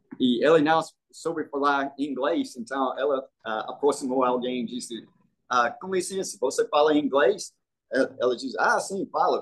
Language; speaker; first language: Portuguese; non-native, fluent; English